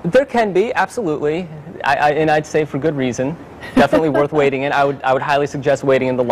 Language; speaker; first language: English; native; English